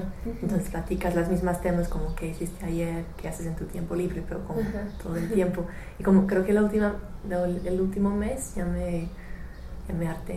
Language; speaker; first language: Spanish; non-native, fluent; English